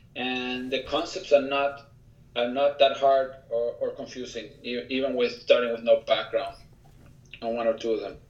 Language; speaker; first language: English; early bilingual, other home language; Spanish